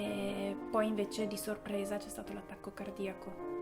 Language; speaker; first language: Italian; native; Italian